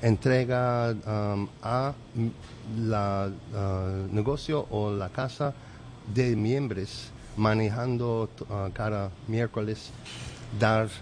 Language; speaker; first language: Spanish; non-native, learner; English